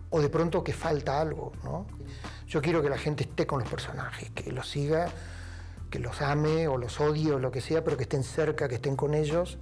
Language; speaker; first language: Spanish; native; Spanish